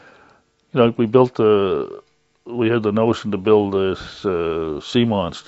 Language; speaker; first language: English; native; English